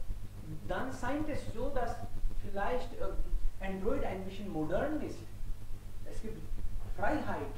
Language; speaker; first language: German; non-native, fluent; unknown